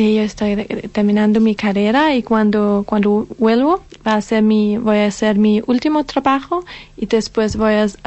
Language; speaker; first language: Spanish; non-native, learner; Danish